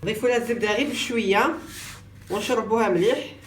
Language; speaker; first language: Arabic; native; Arabic